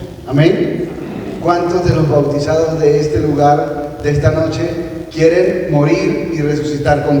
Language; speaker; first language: Spanish; native; Spanish